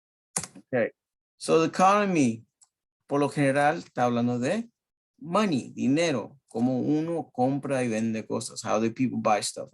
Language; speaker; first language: Spanish; early bilingual, heritage; Spanish